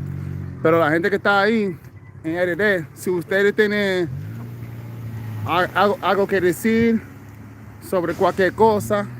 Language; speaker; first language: Spanish; non-native, fluent; English